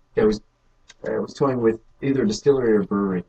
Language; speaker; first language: English; native; English